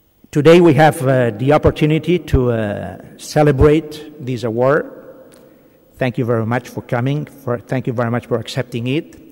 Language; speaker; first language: English; non-native, fluent; Catalan